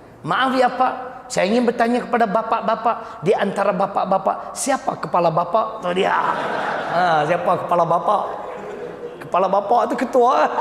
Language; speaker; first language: Malay; native; Malay